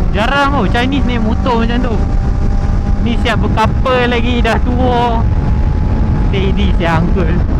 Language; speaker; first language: Malay; native; Malay